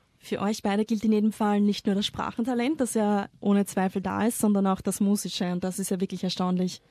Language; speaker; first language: German; native; German